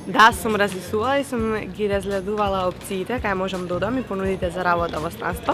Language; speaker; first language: Macedonian; native; Macedonian